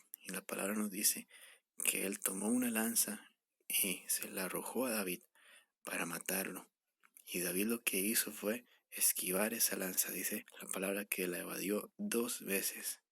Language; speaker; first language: Spanish; native; Spanish